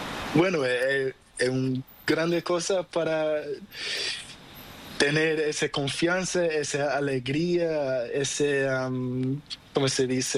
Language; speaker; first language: Spanish; non-native, learner; Portuguese